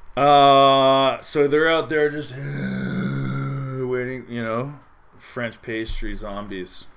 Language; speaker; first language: English; native; English